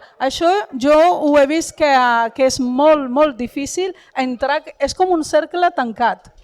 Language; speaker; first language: Catalan; non-native, fluent; Arabic